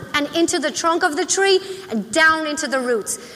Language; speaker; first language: English; native; English